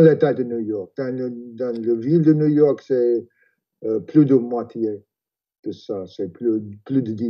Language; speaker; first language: French; non-native, fluent; English